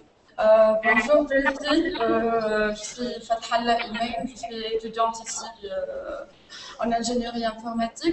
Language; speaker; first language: French; non-native, local second language; Arabic